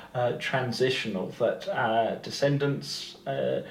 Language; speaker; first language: English; native; English